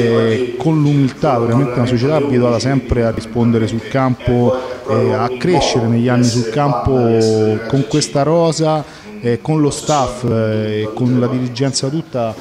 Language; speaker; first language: Italian; native; Italian